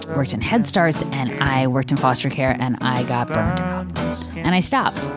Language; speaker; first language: English; native; English